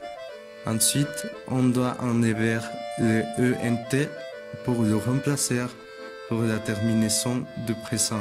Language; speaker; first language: French; non-native, fluent; Spanish